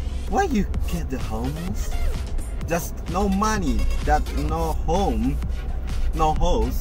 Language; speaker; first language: English; non-native, learner; Indonesian